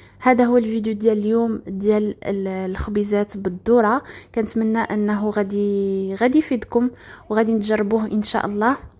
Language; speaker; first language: Arabic; native; Arabic